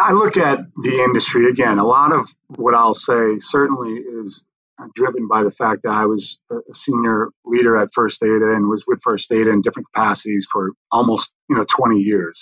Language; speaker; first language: English; native; English